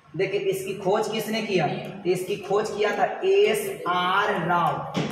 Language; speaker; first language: Hindi; native; Hindi